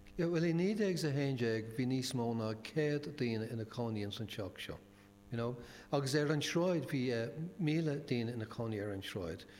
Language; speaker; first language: Irish; non-native, local second language; English